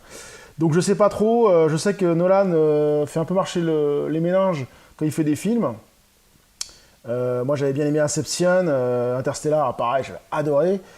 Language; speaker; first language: French; native; French